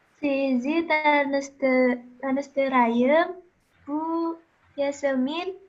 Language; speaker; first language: Turkish; non-native, learner; Indonesian